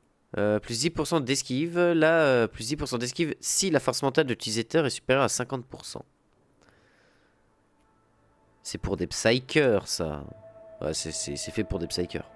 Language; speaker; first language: French; native; French